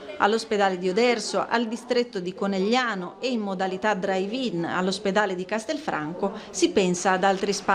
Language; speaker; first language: Italian; native; Italian